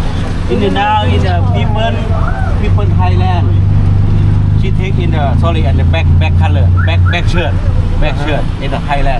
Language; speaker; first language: English; non-native, learner; Thai